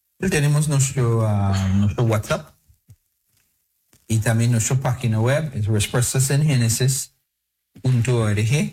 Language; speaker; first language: Spanish; non-native, fluent; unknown